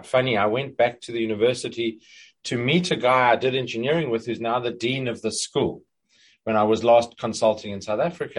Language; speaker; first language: English; native; English